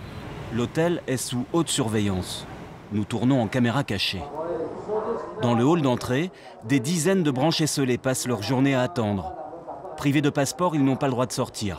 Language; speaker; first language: French; native; French